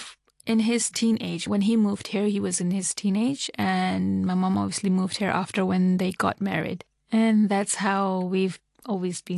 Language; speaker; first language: English; non-native, local second language; Urdu